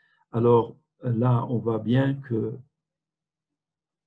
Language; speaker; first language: French; non-native, fluent; Dutch